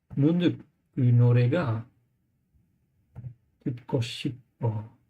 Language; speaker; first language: Korean; non-native, learner; English